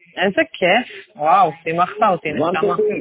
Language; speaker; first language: Hebrew; native; Hebrew